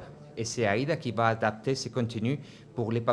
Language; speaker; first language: French; non-native, fluent; Spanish